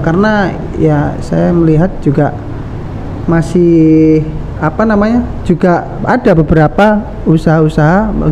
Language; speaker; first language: Indonesian; native; Indonesian